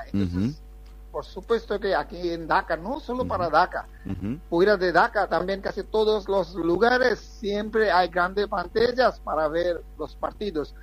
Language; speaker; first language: Spanish; non-native, fluent; Bangla